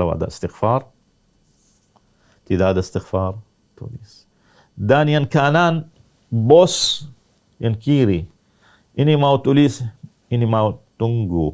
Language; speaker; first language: Indonesian; non-native, learner; Arabic